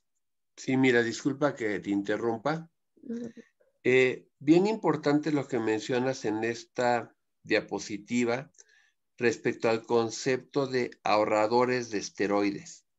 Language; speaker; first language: Spanish; native; Spanish